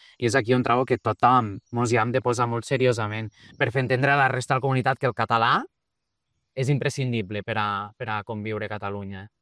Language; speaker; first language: Catalan; early bilingual, other home language; Portuguese